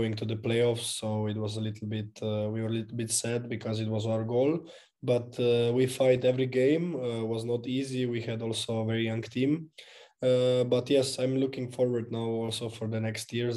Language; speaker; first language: English; non-native, fluent; Slovenian